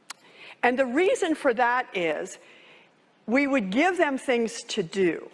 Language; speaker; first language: English; native; English